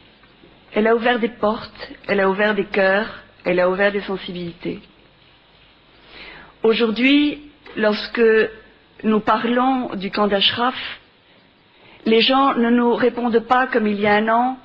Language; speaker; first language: French; non-native, fluent; Spanish